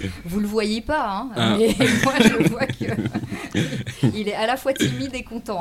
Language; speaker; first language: French; native; French